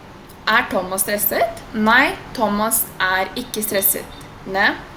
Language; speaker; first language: Norwegian; non-native, fluent; Portuguese